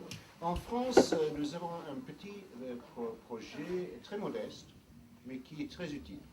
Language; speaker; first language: French; non-native, fluent; English